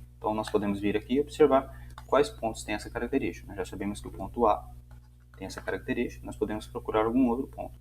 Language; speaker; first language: Portuguese; native; Portuguese